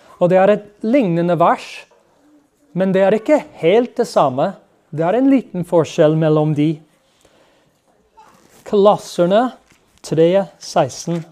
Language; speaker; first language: Norwegian; non-native, fluent; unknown